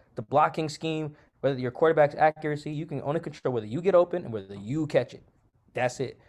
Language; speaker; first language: English; native; English